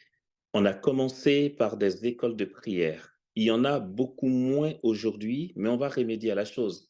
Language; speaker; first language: French; native; French